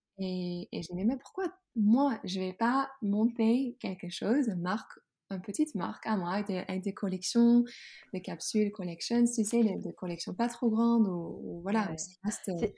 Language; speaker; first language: French; non-native, fluent; Dutch